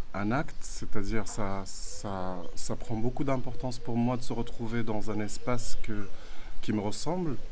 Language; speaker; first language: French; non-native, local second language; Arabic